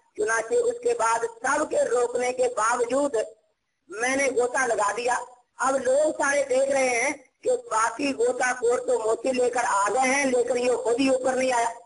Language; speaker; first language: Urdu; non-native, local second language; Punjabi